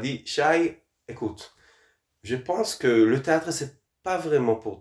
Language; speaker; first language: French; non-native, fluent; Hebrew